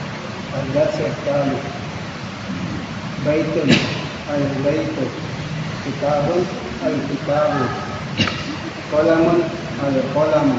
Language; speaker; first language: Arabic; non-native, learner; Indonesian